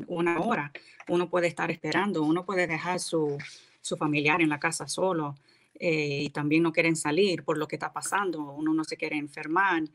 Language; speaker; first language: Spanish; early bilingual, heritage; English